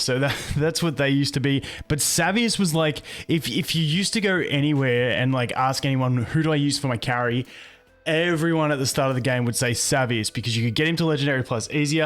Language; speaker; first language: English; native; English